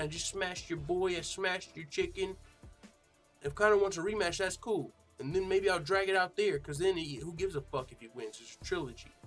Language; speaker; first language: English; native; English